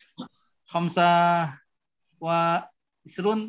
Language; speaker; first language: Arabic; non-native, learner; Indonesian